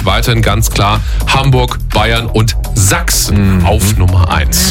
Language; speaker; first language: German; native; German